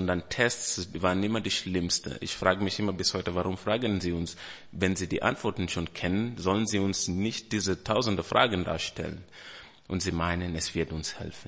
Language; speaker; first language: German; non-native, fluent; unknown